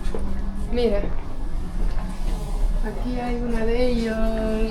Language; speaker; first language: Spanish; non-native, fluent; Estonian